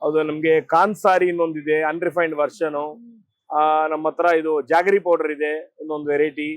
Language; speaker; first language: Kannada; non-native, learner; Telugu